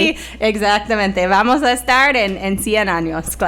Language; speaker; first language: Spanish; non-native, fluent; English